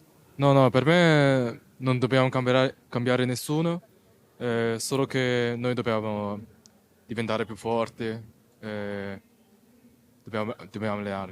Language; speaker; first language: Italian; non-native, learner; Chinese